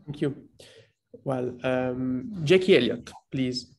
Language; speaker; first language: English; non-native, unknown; Italian